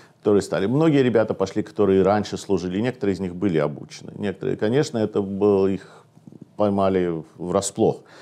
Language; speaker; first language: Russian; native; Russian